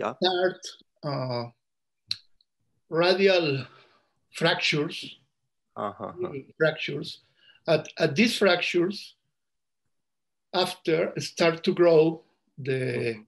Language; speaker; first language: English; non-native, learner; Spanish